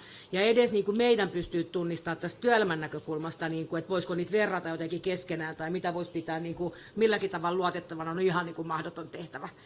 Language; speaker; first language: Finnish; native; Finnish